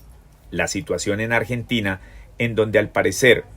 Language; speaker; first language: Spanish; native; Spanish